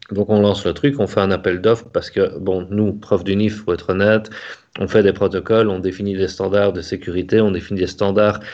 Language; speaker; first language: French; native; French